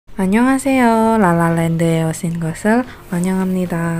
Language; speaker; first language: Korean; non-native, fluent; Indonesian